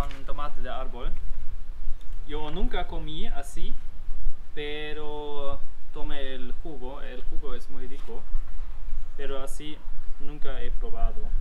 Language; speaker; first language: Spanish; non-native, learner; German